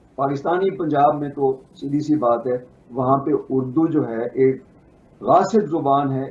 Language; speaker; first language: Urdu; non-native, local second language; Punjabi